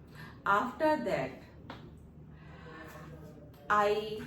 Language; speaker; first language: English; non-native, learner; Hindi